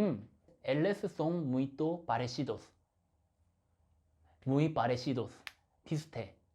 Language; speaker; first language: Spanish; non-native, fluent; Korean